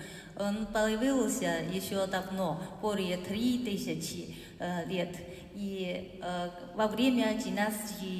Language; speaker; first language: Russian; non-native, learner; Chinese